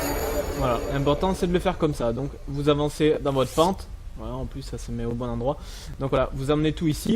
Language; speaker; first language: French; native; French